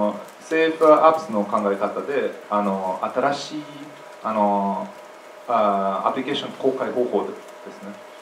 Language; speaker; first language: Japanese; non-native, fluent; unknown